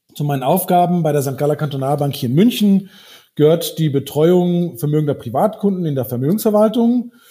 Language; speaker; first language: German; early bilingual, heritage; German